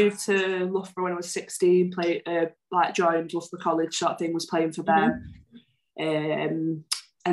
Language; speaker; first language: English; native; English